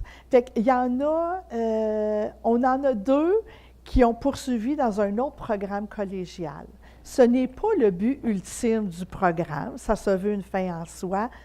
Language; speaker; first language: French; native; French